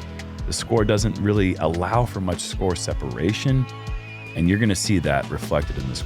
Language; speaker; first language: English; native; English